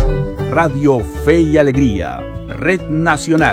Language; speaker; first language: Spanish; native; Spanish